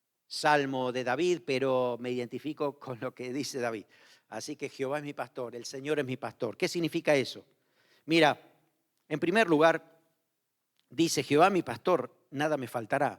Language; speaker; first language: Spanish; native; Spanish